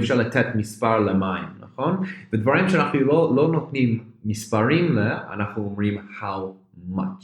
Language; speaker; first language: Hebrew; non-native, fluent; English